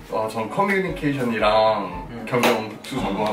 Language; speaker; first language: Korean; non-native, fluent; Cantonese